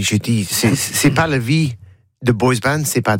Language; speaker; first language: French; non-native, learner; English